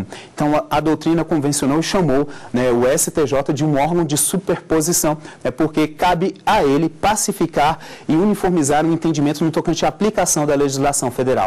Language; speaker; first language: Portuguese; native; Portuguese